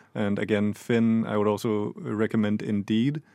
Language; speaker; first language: English; non-native, fluent; Danish